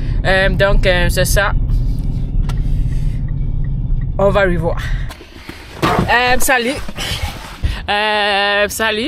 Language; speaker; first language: French; non-native, learner; English